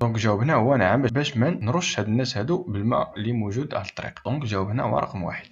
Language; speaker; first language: Arabic; native; Arabic